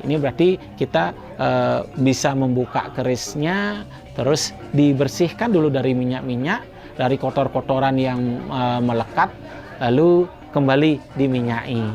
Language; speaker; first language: Indonesian; native; Indonesian